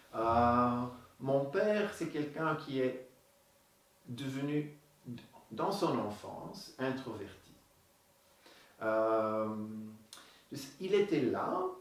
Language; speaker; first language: French; non-native, local second language; Dutch